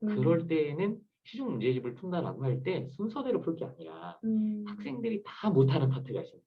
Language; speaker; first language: Korean; native; Korean